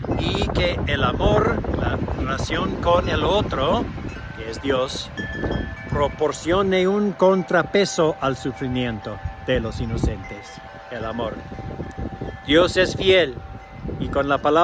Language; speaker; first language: Spanish; non-native, fluent; English